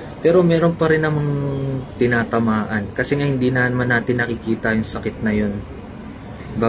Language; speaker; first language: Filipino; native; Filipino